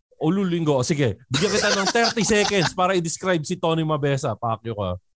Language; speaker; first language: Filipino; native; Filipino